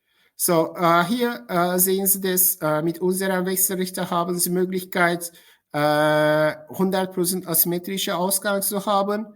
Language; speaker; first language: German; non-native, fluent; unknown